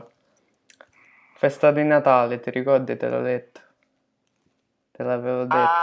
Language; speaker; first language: Italian; early bilingual, heritage; English